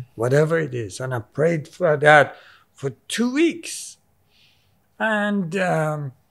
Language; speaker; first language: English; non-native, local second language; Persian